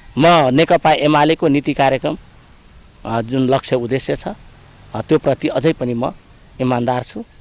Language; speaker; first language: Nepali; non-native, local second language; Rana Tharu